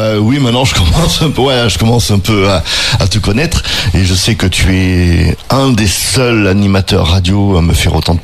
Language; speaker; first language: French; native; French